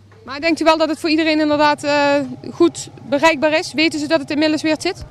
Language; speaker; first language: Dutch; native; Dutch